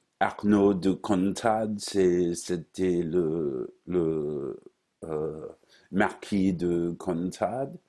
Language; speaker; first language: French; non-native, fluent; English